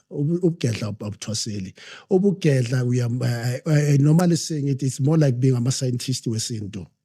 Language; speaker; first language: Zulu; non-native, local second language; Southern Sotho